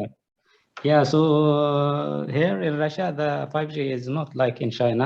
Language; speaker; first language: English; non-native, learner; Arabic